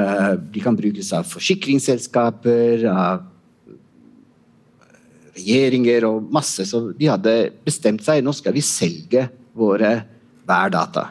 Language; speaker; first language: Norwegian; non-native, fluent; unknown